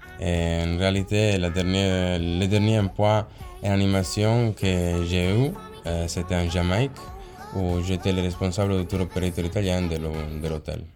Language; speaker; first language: French; non-native, learner; Italian